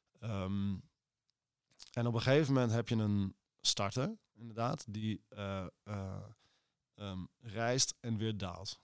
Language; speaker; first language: Dutch; native; Dutch